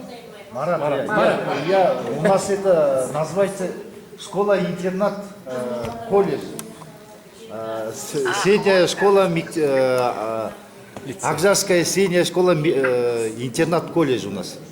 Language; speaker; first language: Russian; non-native, local second language; Kazakh